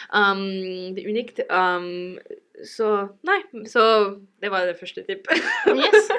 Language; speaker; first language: Norwegian; non-native, learner; English